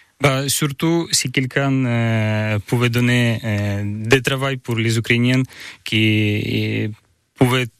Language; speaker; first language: French; non-native, learner; Ukrainian